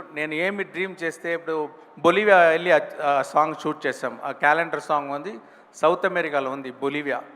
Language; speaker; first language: Telugu; non-native, local second language; Tamil